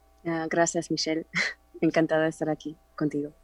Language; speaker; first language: Spanish; early bilingual, heritage; Spanish